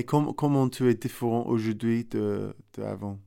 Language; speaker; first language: French; non-native, learner; English